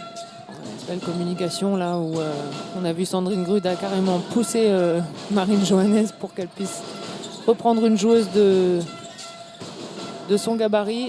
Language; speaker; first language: French; native; French